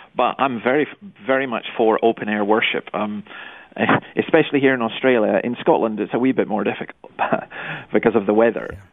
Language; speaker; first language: English; native; English